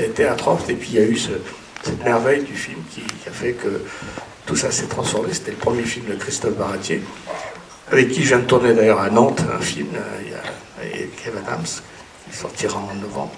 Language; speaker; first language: French; native; French